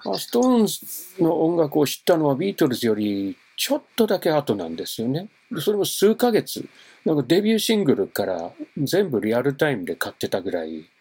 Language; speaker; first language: Japanese; non-native, fluent; English